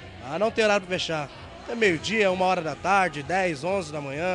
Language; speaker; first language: Portuguese; native; Portuguese